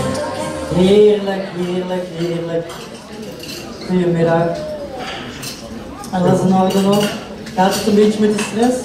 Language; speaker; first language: Dutch; native; Dutch